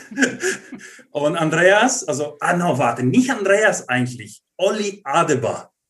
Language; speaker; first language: German; non-native, fluent; Italian